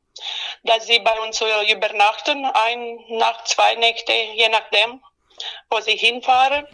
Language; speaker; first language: German; non-native, learner; Romanian